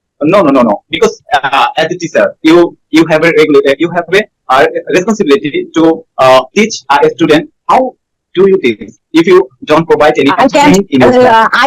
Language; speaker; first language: English; non-native, learner; Bangla